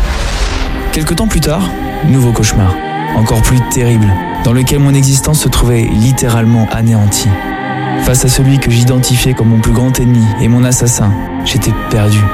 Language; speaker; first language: French; native; French